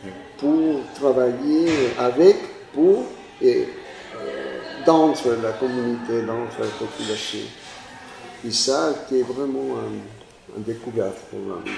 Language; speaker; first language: French; non-native, fluent; Spanish